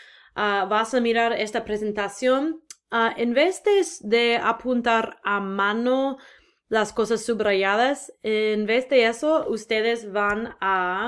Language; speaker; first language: Spanish; non-native, fluent; English